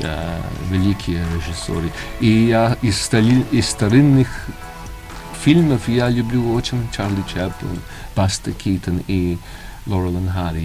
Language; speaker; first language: Russian; early bilingual, heritage; Russian